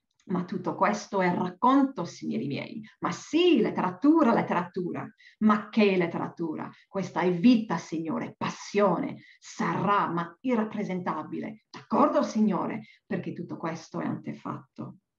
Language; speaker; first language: Italian; non-native, fluent; Welsh